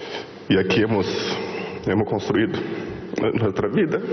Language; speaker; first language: Spanish; non-native, fluent; Portuguese